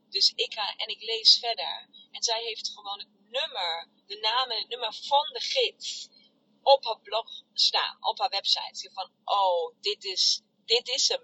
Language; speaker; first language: Dutch; native; Dutch